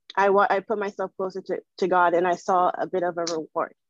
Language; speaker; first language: English; early bilingual, other home language; Wolof